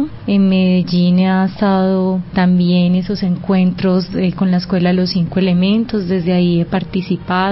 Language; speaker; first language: Spanish; native; Spanish